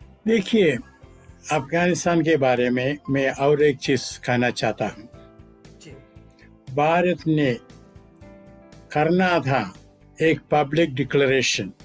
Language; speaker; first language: Hindi; non-native, local second language; Malayalam